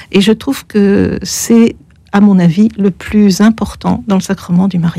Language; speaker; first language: French; native; French